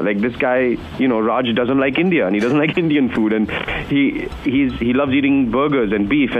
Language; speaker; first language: English; non-native, local second language; Hindi